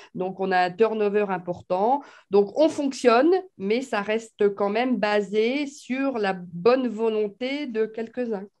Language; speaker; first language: French; native; French